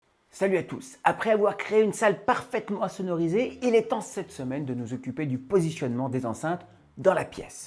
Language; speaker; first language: French; native; French